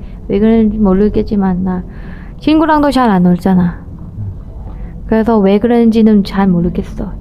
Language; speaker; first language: Korean; non-native, learner; Thai